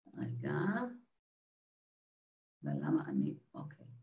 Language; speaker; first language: Hebrew; native; Hebrew